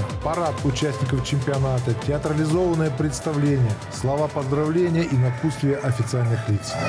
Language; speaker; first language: Russian; native; Russian